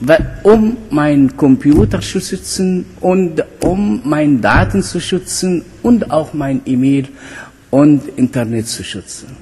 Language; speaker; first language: German; non-native, fluent; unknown